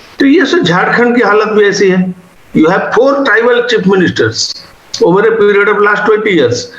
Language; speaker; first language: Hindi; non-native, local second language; Odia